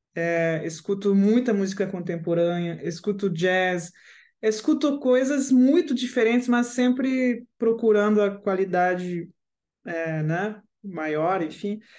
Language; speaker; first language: Portuguese; non-native, fluent; French